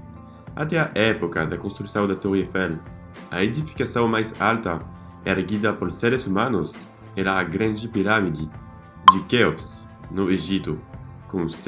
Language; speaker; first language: Portuguese; non-native, fluent; French